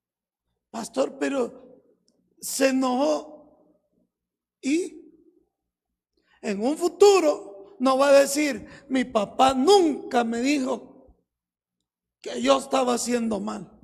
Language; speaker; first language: Spanish; native; Spanish